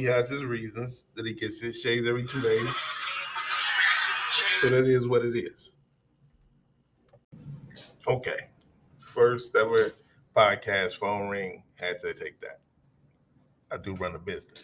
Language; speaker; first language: English; native; English